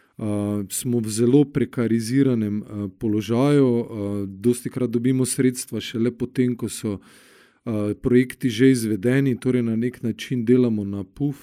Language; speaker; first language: Slovenian; native; Slovenian